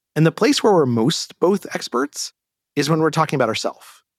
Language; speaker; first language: English; native; English